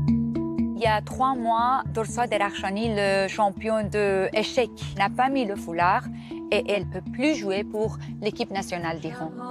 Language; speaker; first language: French; non-native, fluent; Persian